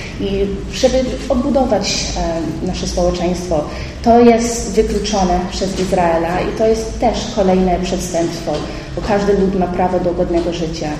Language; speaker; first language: Polish; early bilingual, heritage; Polish